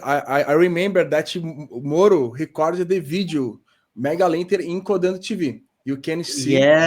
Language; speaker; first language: English; non-native, learner; Portuguese